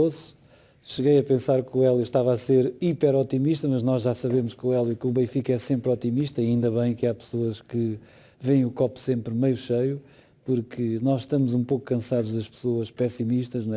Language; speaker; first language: Portuguese; native; Portuguese